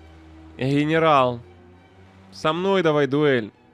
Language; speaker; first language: Russian; native; Russian